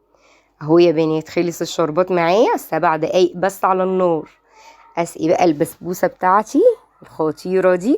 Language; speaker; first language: Arabic; native; Arabic